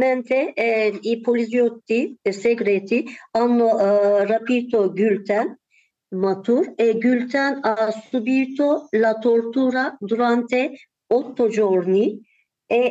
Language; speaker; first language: Italian; non-native, learner; Turkish